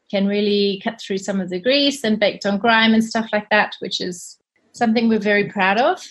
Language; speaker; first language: English; native; English